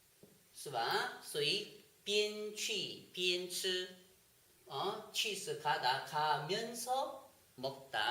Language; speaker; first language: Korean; non-native, fluent; Chinese